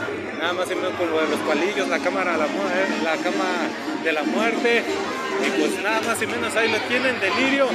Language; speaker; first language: Spanish; native; Spanish